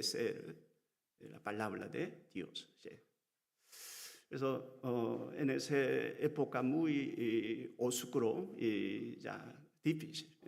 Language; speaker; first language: Spanish; non-native, learner; Korean